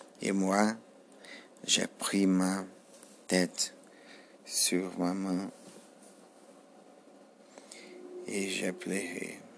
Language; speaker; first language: French; non-native, learner; Portuguese